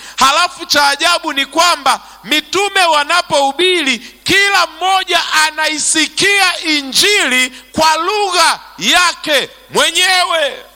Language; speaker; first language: Swahili; native; Swahili